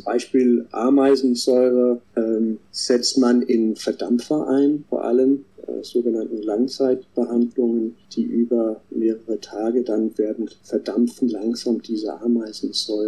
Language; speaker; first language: German; non-native, fluent; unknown